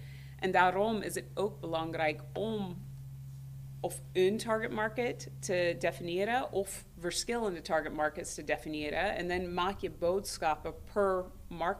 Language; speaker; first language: Dutch; non-native, fluent; English